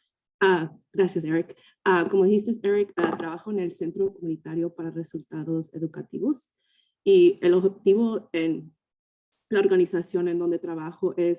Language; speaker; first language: Spanish; early bilingual, heritage; Spanish